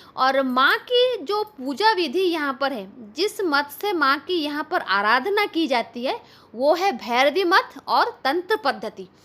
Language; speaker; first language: Hindi; non-native, local second language; Bangla